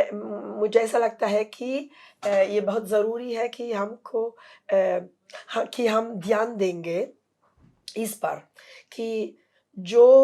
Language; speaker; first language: Hindi; non-native, fluent; Italian